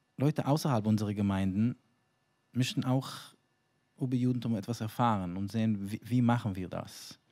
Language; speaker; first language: German; non-native, fluent; Hebrew